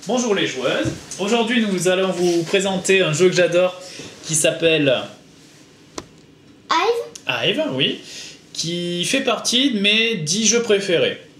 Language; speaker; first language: French; native; French